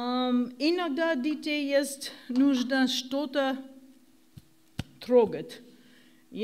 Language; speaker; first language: Russian; non-native, learner; English